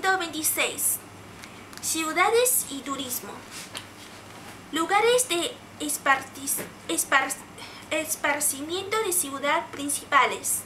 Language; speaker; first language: Spanish; non-native, learner; Chinese